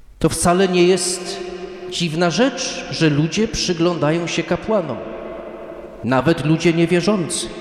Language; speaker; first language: Polish; early bilingual, heritage; Polish